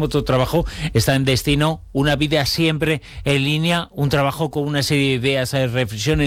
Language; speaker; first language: Spanish; native; Spanish